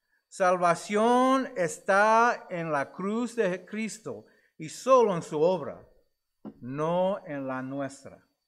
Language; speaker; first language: Spanish; non-native, fluent; English